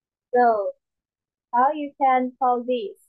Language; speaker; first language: English; non-native, learner; Indonesian